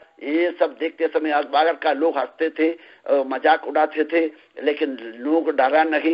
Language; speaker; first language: Hindi; non-native, local second language; Malayalam